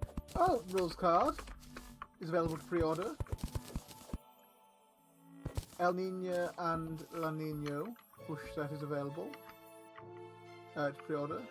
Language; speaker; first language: English; native; English